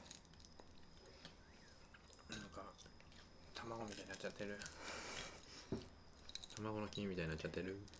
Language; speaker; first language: Japanese; native; Japanese